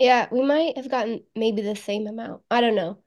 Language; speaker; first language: English; early bilingual, other home language; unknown